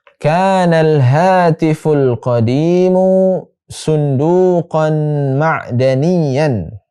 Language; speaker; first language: Arabic; non-native, fluent; Indonesian